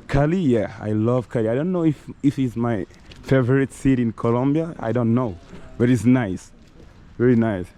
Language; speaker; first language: English; non-native, fluent; French